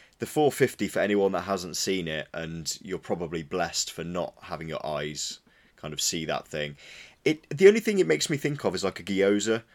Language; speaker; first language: English; native; English